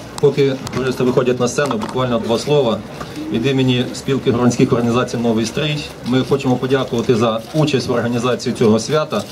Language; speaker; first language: Ukrainian; native; Ukrainian